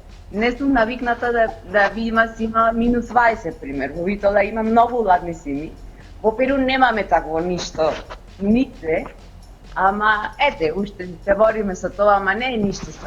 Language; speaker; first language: Macedonian; non-native, fluent; Spanish